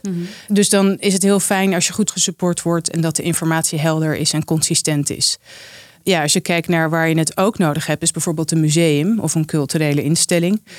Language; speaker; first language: Dutch; native; Dutch